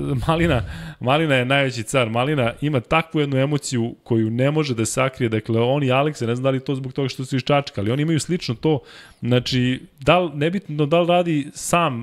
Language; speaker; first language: Serbian; native; Serbian